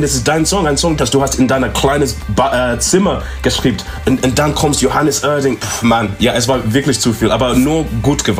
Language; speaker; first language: German; non-native, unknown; English